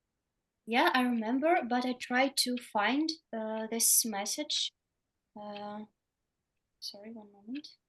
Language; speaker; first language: English; non-native, learner; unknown